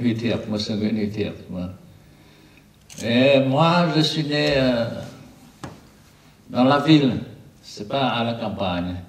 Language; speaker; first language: French; non-native, learner; Vietnamese